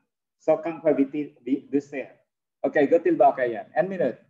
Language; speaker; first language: Swedish; non-native, fluent; Arabic